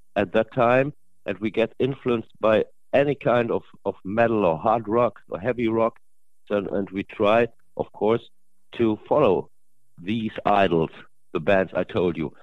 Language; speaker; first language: English; non-native, learner; German